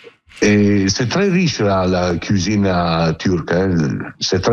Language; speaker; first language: French; non-native, learner; Italian